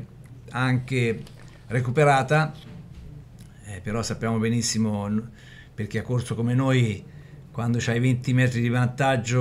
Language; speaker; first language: Italian; native; Italian